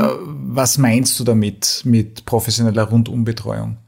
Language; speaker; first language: German; native; German